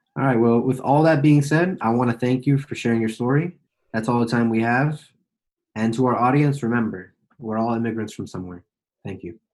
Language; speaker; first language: English; native; English